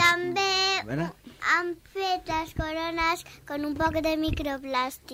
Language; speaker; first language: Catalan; non-native, local second language; Spanish